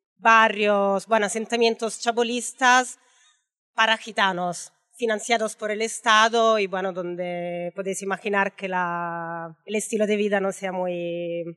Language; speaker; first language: Spanish; non-native, fluent; Italian